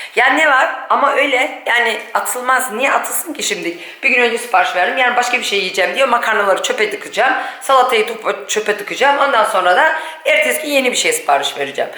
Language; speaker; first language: Turkish; early bilingual, heritage; Turkish